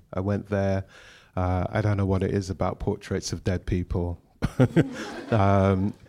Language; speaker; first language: English; native; English